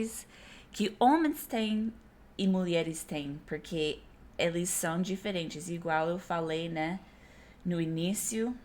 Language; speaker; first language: Portuguese; non-native, fluent; English